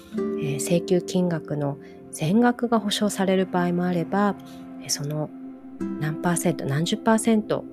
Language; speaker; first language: Japanese; early bilingual, other home language; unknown